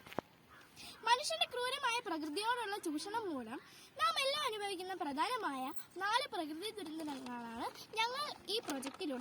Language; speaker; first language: Malayalam; native; Malayalam